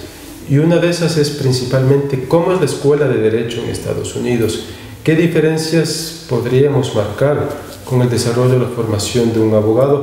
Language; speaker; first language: Spanish; native; Spanish